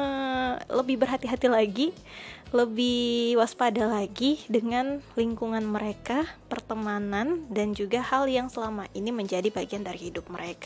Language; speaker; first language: Indonesian; native; Indonesian